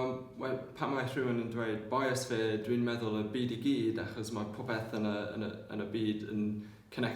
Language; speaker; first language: Welsh; non-native, local second language; English